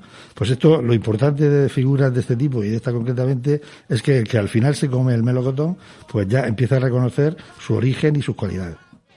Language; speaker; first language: Spanish; native; Spanish